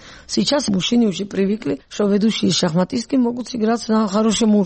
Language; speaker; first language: Russian; non-native, local second language; Georgian